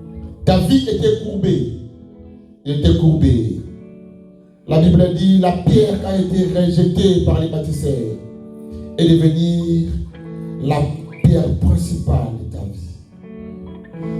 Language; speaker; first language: French; non-native, local second language; Lingala